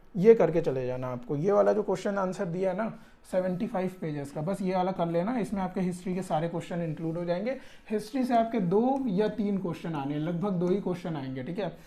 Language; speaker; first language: Hindi; native; Hindi